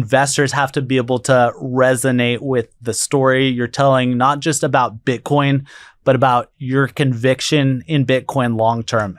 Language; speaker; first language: English; native; English